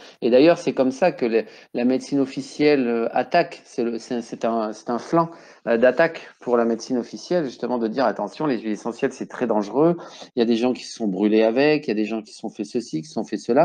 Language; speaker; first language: French; native; French